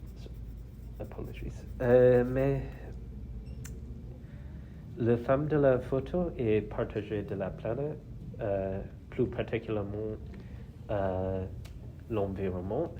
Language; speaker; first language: French; non-native, learner; English